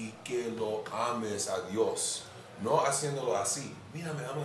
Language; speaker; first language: Spanish; non-native, fluent; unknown